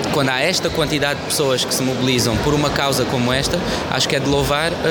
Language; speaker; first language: Portuguese; early bilingual, heritage; Portuguese